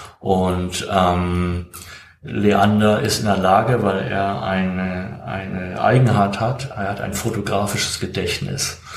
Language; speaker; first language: German; native; German